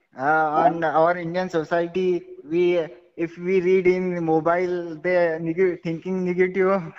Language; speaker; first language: English; non-native, local second language; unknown